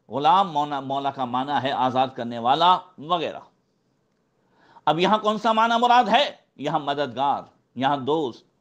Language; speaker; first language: Hindi; native; Hindi